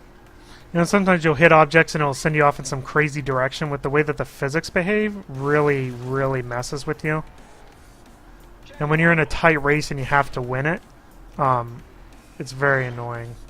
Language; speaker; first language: English; native; English